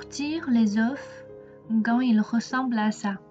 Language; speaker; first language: French; non-native, fluent; Chinese